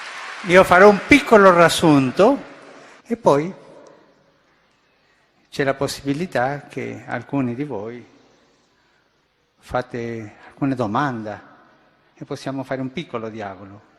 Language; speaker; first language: Italian; non-native, fluent; Spanish